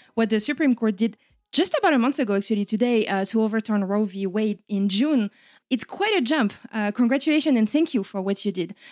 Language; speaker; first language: English; non-native, fluent; French